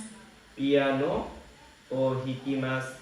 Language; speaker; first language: Japanese; non-native, fluent; Bangla